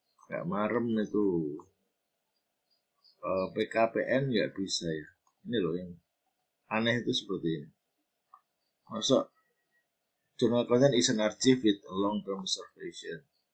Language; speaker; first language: Indonesian; native; Indonesian